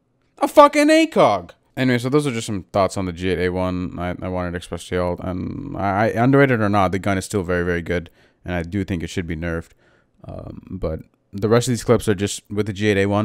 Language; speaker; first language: English; native; English